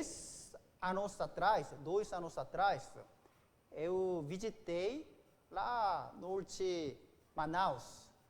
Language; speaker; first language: Portuguese; non-native, fluent; Korean